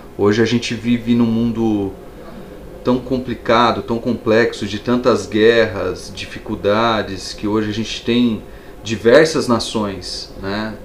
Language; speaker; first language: Portuguese; native; Portuguese